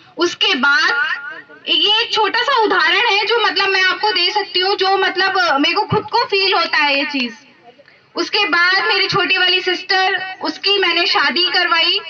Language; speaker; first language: Hindi; native; Hindi